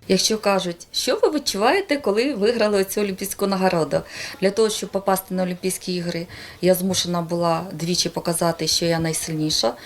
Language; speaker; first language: Ukrainian; native; Ukrainian